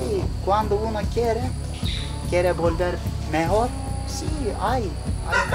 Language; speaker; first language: Spanish; non-native, learner; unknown